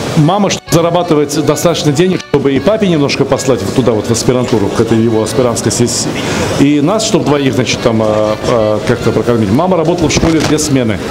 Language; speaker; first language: Russian; native; Russian